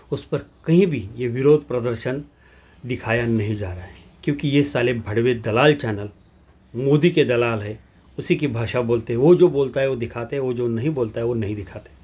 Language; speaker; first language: Hindi; native; Hindi